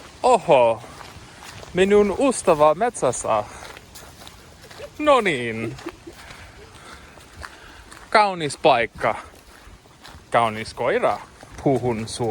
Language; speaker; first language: Finnish; non-native, learner; English